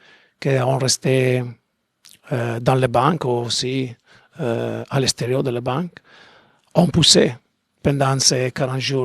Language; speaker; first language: French; non-native, learner; Italian